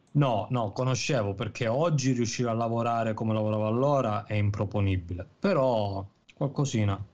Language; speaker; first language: Italian; native; Italian